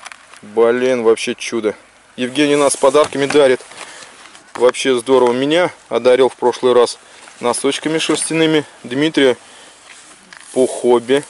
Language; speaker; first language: Russian; native; Russian